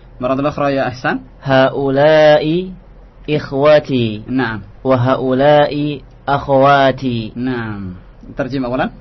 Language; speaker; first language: Arabic; non-native, learner; Indonesian